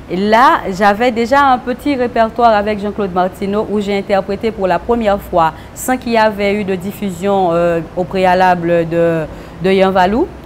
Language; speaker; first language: French; non-native, local second language; Haitian Creole